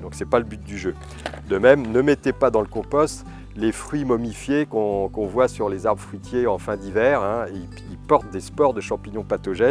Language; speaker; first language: French; native; French